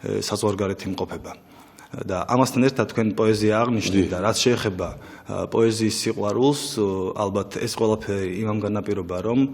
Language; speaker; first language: Georgian; non-native, local second language; Mingrelian